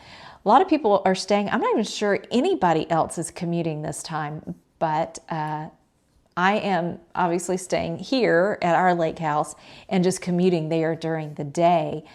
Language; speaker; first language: English; native; English